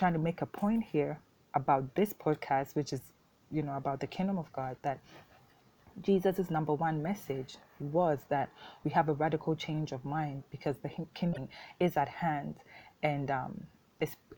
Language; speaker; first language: English; non-native, local second language; Akan